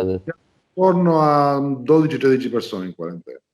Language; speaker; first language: Italian; native; Italian